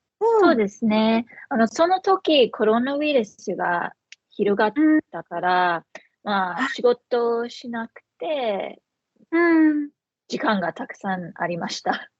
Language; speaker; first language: Japanese; non-native, fluent; English